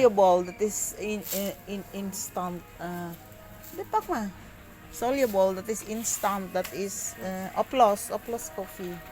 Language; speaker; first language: Dutch; non-native, learner; Filipino